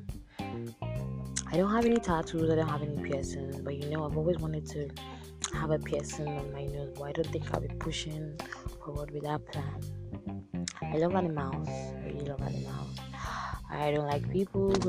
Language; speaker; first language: English; non-native, local second language; Igbo